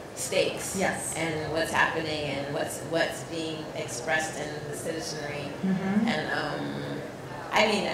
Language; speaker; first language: English; native; English